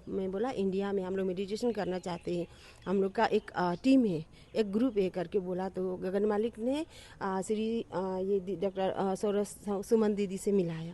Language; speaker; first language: Hindi; non-native, learner; Nepali